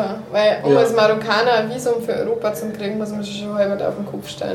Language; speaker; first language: German; native; German